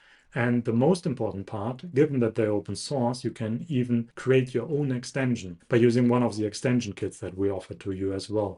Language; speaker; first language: English; non-native, fluent; German